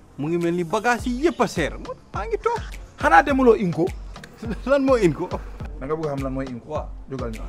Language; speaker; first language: Wolof; non-native, local second language; Fula